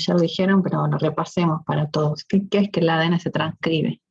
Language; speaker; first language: Spanish; native; Spanish